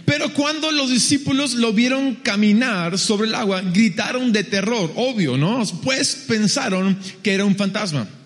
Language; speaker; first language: Spanish; early bilingual, other home language; English